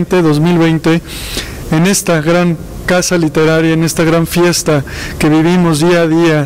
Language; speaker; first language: Spanish; native; Spanish